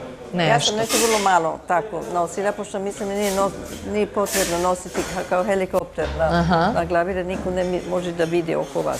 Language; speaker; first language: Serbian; early bilingual, heritage; Serbian